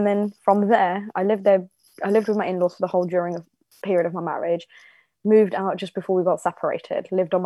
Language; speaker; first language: English; native; English